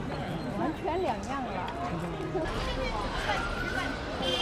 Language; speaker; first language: Chinese; non-native, local second language; Japanese